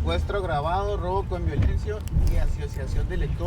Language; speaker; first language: Spanish; native; Spanish